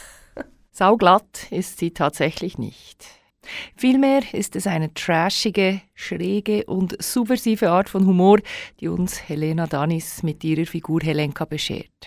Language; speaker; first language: German; native; German